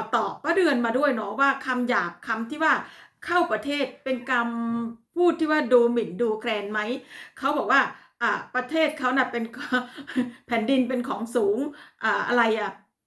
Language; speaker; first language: Thai; native; Thai